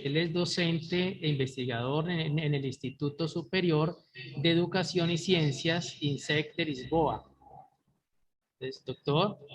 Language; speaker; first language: Spanish; native; Spanish